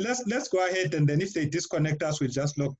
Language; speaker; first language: English; non-native, local second language; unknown